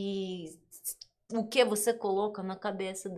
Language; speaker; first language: Portuguese; non-native, learner; Russian